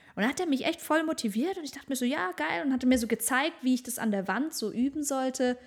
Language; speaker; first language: German; native; German